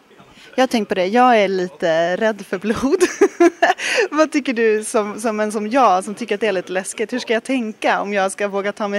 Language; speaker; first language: Swedish; native; Swedish